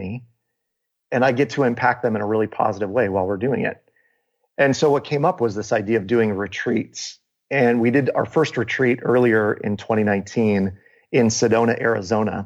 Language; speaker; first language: English; native; English